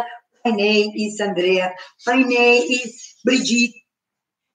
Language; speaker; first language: English; non-native, fluent; Spanish